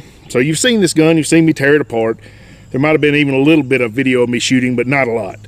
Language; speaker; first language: English; native; English